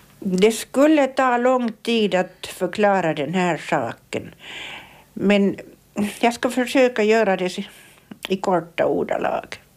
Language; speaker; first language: Swedish; native; Swedish